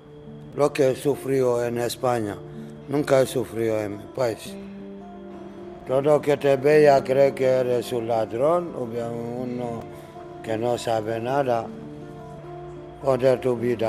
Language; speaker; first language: Spanish; non-native, learner; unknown